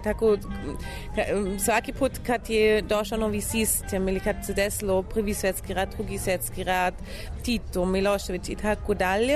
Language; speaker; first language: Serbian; non-native, learner; German